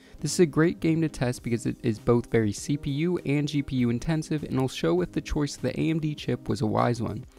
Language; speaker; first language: English; native; English